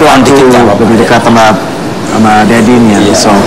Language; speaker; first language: Indonesian; non-native, fluent; English